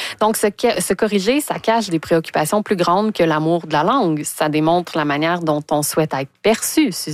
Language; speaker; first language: French; native; French